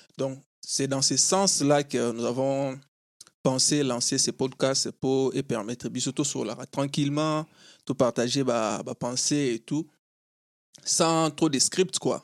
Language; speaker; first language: French; non-native, local second language; Lingala